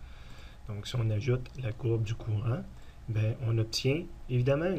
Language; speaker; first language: French; native; French